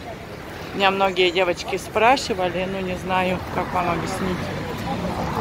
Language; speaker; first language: Russian; native; Russian